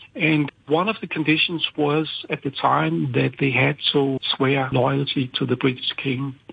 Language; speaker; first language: English; non-native, fluent; Danish